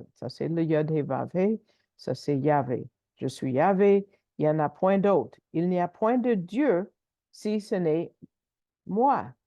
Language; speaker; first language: French; native; French